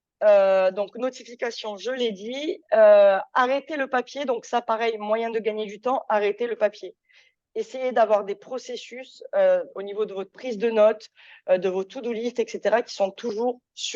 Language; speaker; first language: French; native; French